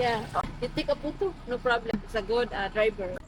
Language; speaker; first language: English; non-native, local second language; Cebuano